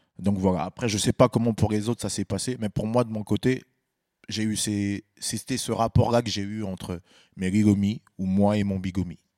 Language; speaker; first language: French; early bilingual, other home language; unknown